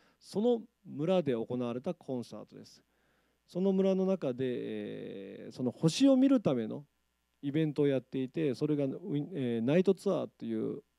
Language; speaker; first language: Japanese; native; Japanese